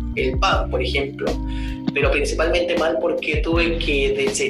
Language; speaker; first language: Spanish; native; Spanish